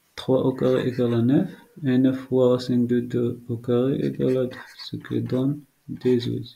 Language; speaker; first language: French; non-native, local second language; Arabic